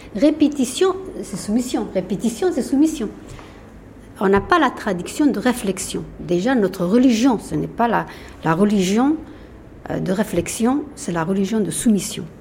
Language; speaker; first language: French; non-native, fluent; Persian